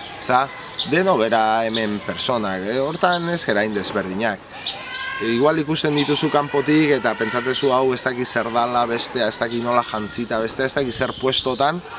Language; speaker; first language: Basque; native; Basque